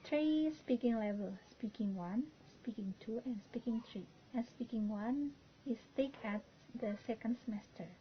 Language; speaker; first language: English; non-native, learner; Indonesian